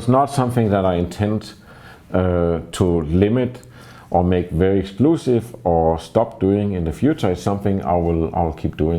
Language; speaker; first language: English; non-native, fluent; Danish